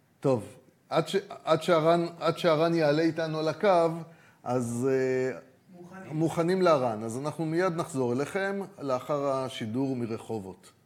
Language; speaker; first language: Hebrew; native; Hebrew